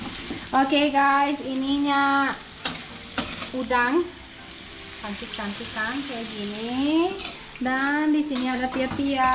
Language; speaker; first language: Indonesian; non-native, learner; Serbian